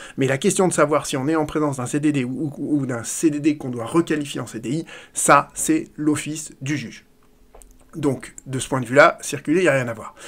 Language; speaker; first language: French; native; French